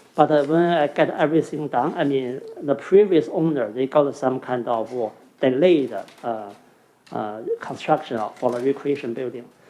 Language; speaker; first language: English; non-native, fluent; Chinese